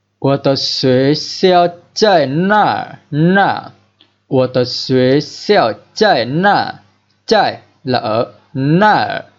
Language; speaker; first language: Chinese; non-native, fluent; Vietnamese